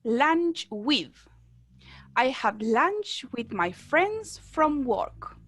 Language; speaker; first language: English; non-native, fluent; Spanish